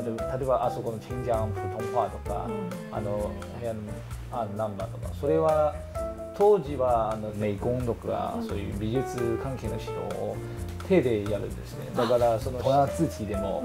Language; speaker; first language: Japanese; non-native, fluent; Chinese